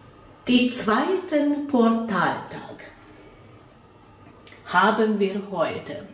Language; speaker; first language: German; non-native, fluent; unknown